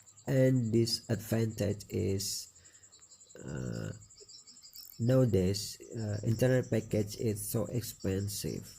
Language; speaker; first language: English; non-native, learner; Indonesian